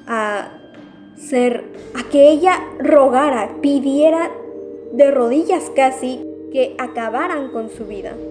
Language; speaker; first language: Spanish; native; Spanish